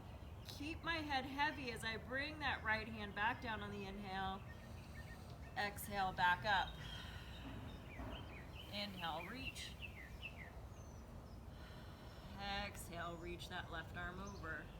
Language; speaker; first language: English; native; English